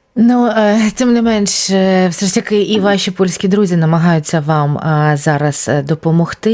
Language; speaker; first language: Ukrainian; native; Ukrainian